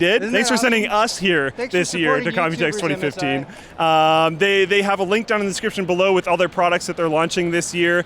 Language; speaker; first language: English; native; English